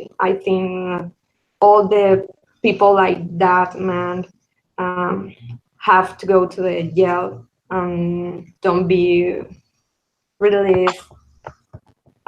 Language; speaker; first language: English; non-native, learner; Spanish